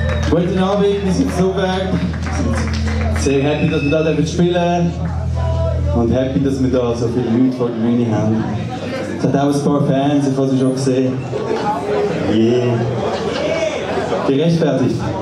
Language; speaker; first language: German; native; German